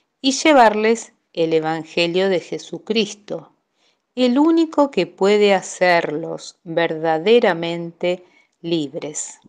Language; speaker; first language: Spanish; native; Spanish